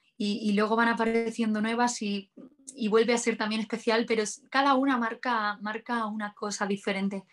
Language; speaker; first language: Spanish; native; Spanish